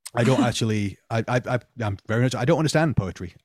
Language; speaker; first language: English; native; English